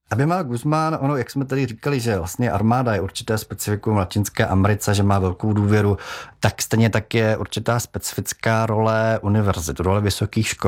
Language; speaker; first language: Czech; native; Czech